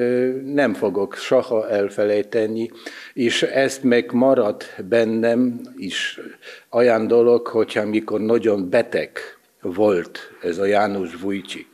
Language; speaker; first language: Hungarian; non-native, learner; Polish